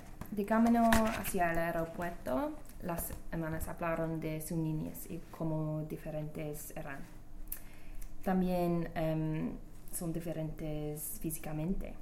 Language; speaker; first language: Spanish; non-native, learner; English